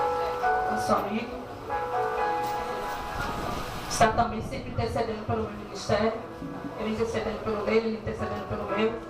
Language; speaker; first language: Portuguese; native; Portuguese